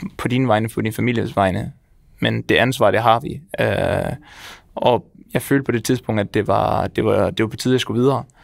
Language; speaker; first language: Danish; native; Danish